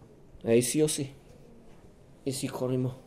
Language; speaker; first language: French; non-native, learner; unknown